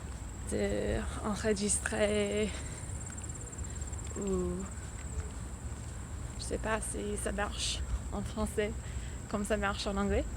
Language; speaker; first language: French; non-native, learner; English